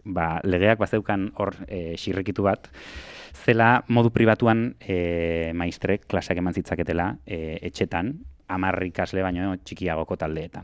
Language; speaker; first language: Basque; native; Basque